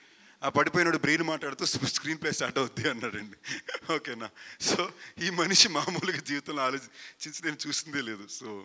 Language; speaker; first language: Telugu; native; Telugu